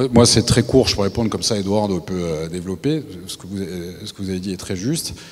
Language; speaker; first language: French; native; French